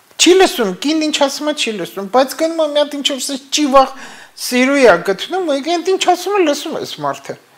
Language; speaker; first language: Armenian; native; Armenian